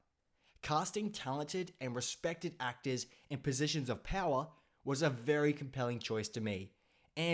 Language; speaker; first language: English; native; English